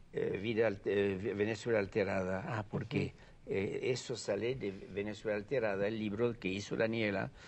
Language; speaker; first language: Spanish; non-native, fluent; French